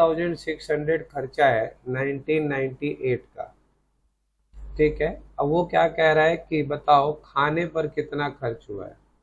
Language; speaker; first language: Hindi; native; Hindi